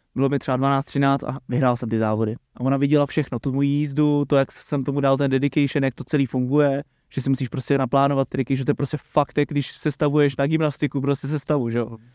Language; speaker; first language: Czech; native; Czech